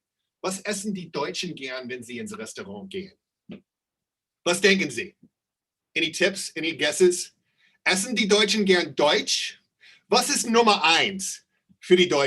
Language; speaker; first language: German; non-native, fluent; English